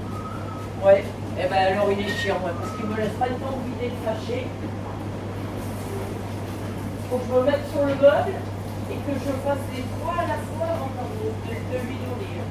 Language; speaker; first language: French; native; French